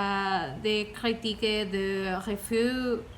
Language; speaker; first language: French; non-native, learner; Spanish